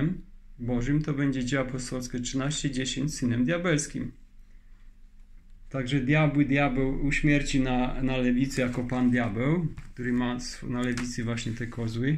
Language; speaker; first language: Polish; native; Polish